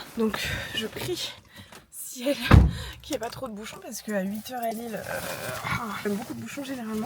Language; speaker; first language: French; native; French